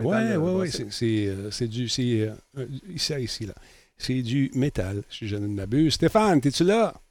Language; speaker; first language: French; native; French